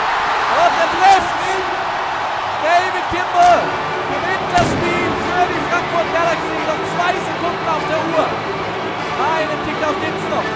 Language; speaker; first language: German; native; German